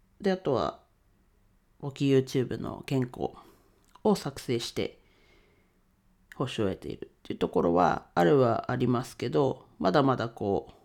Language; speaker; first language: Japanese; native; Japanese